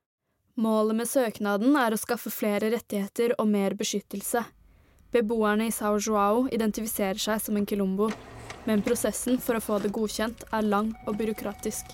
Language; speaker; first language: Norwegian; native; Norwegian